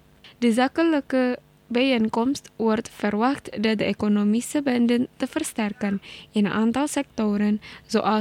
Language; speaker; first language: Dutch; non-native, learner; Indonesian